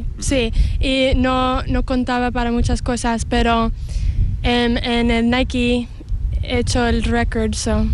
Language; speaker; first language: Spanish; early bilingual, heritage; English